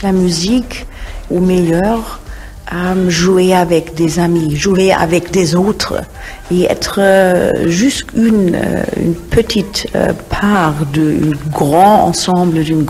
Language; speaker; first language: French; non-native, fluent; German